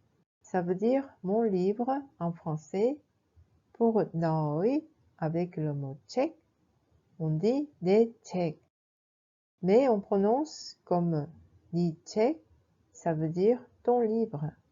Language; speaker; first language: French; non-native, fluent; Korean